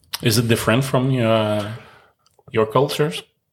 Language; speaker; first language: English; non-native, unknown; French